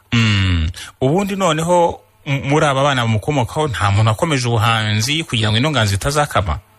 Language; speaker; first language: Kinyarwanda; native; Kinyarwanda